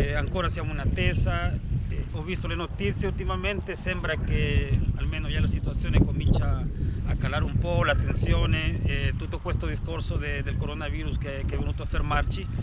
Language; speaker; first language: Italian; non-native, fluent; Spanish